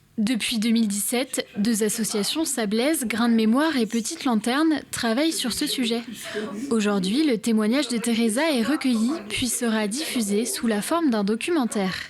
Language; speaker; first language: French; native; French